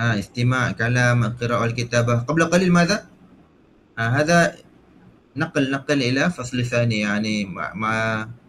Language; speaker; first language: Arabic; non-native, fluent; Malay